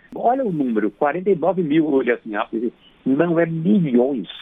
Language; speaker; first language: Portuguese; native; Portuguese